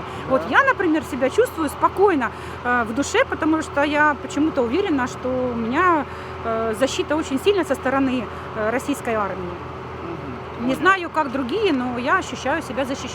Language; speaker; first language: Russian; native; Russian